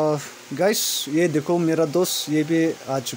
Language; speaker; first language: Hindi; non-native, local second language; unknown